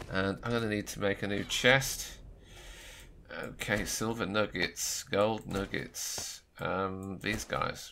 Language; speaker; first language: English; native; English